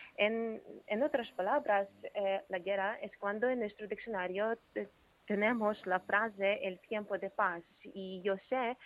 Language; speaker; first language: Spanish; non-native, fluent; Ukrainian